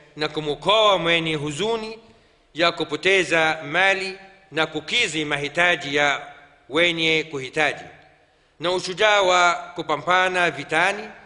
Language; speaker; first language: Swahili; non-native, fluent; Arabic